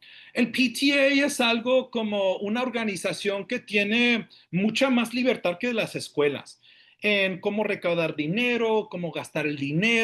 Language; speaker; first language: Spanish; early bilingual, heritage; Spanish